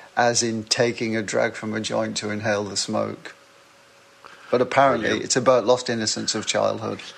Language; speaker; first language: English; native; English